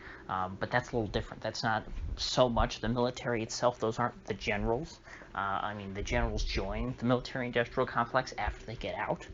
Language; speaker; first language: English; native; English